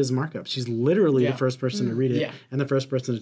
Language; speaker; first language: English; native; English